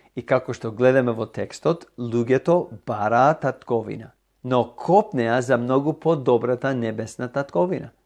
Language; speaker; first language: Macedonian; non-native, fluent; English